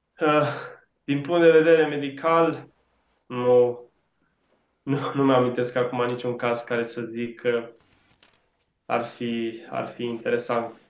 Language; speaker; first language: Romanian; early bilingual, heritage; Romanian